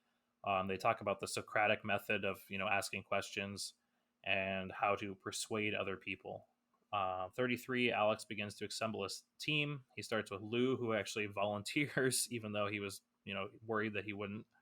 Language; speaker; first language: English; native; English